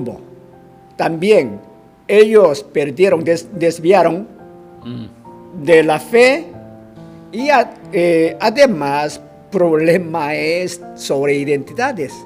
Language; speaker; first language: Spanish; non-native, fluent; Korean